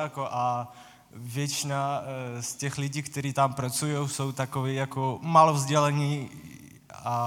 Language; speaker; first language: Czech; non-native, fluent; Ukrainian